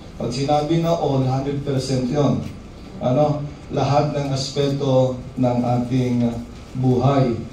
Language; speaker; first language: Filipino; non-native, local second language; Hiligaynon